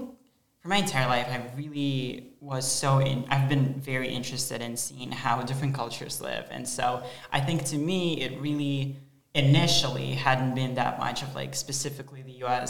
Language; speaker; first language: English; non-native, fluent; Ukrainian